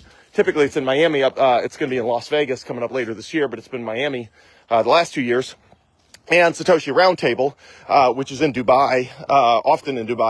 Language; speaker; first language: English; native; English